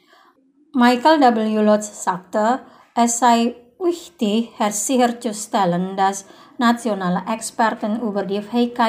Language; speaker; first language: German; non-native, fluent; Indonesian